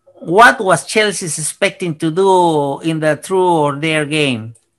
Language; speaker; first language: English; non-native, fluent; Spanish